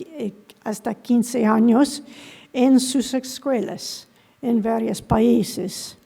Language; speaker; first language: Spanish; non-native, fluent; English